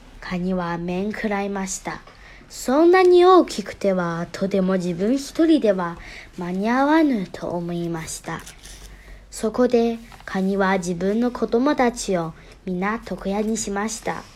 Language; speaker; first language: Japanese; non-native, learner; Chinese